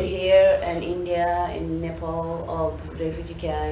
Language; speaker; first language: English; non-native, learner; Tibetan